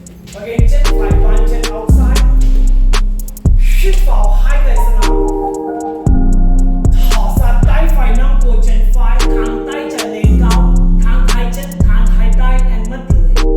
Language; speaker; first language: Vietnamese; non-native, learner; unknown